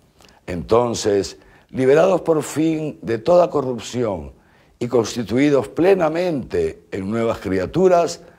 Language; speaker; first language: Spanish; native; Spanish